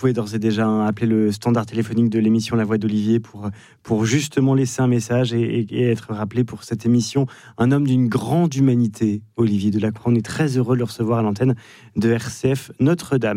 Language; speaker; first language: French; native; French